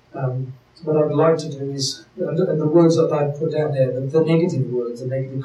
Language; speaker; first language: English; native; English